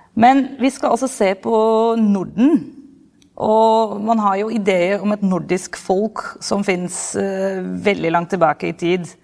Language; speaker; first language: Norwegian; non-native, fluent; Dutch